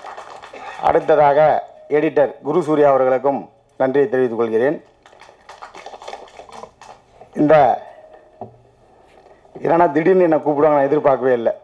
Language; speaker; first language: Tamil; native; Tamil